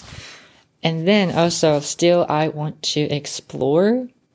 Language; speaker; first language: English; non-native, fluent; Japanese